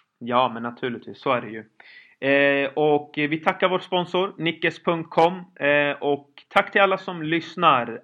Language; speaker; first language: Swedish; early bilingual, other home language; Kurdish